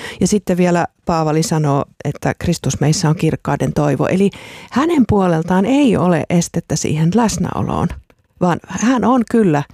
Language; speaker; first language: Finnish; native; Finnish